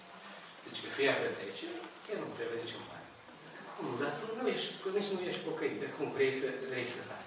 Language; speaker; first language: Romanian; non-native, learner; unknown